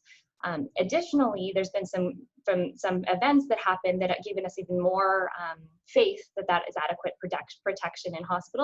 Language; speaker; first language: English; native; English